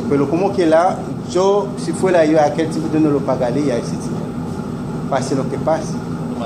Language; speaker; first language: Spanish; non-native, fluent; Haitian Creole